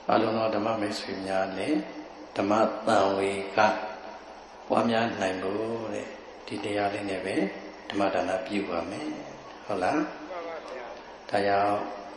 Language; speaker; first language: Burmese; native; Burmese